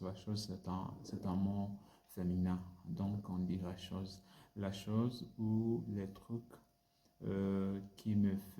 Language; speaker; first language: French; non-native, learner; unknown